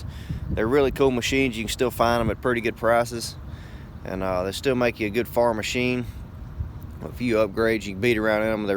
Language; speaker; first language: English; native; English